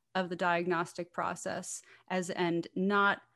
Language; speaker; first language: English; native; English